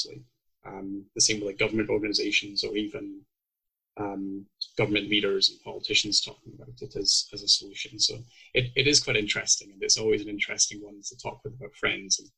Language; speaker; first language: English; native; English